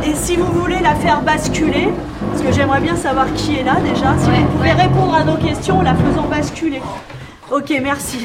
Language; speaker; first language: French; native; French